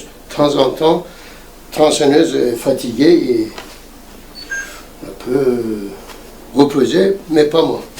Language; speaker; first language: French; non-native, learner; Turkish